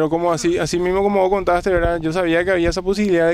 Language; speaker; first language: Spanish; native; Spanish